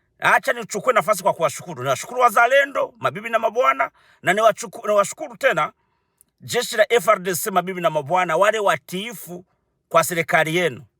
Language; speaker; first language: Swahili; non-native, local second language; Rundi